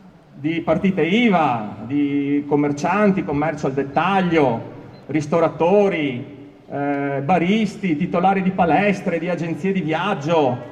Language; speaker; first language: Italian; native; Italian